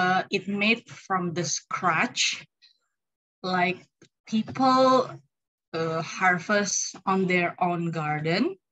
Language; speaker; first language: English; non-native, learner; Indonesian